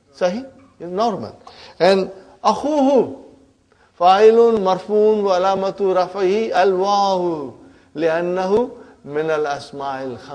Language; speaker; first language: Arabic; non-native, fluent; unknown